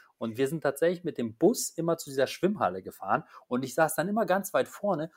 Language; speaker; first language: German; early bilingual, other home language; Polish